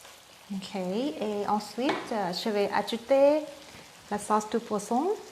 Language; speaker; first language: French; non-native, learner; Thai